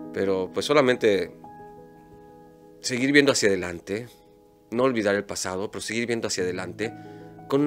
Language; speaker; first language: Spanish; native; Spanish